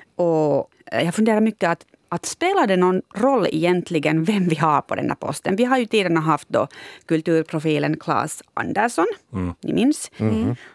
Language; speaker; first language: Swedish; native; Swedish